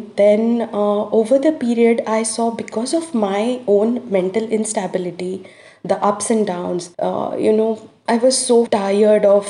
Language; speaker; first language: English; non-native, local second language; Hindi